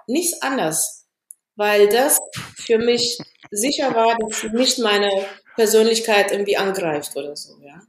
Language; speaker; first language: German; non-native, fluent; Amharic